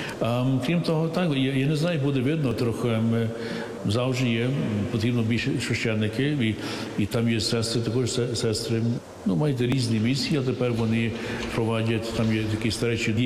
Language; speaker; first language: Ukrainian; early bilingual, heritage; English